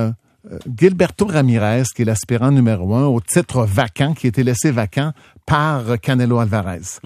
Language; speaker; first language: French; native; French